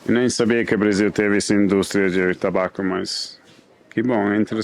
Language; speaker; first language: Portuguese; non-native, learner; English